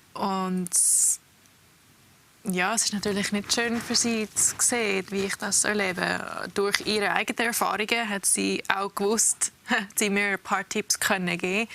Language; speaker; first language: German; early bilingual, heritage; English